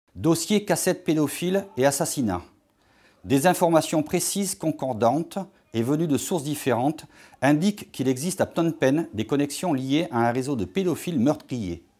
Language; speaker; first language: French; native; French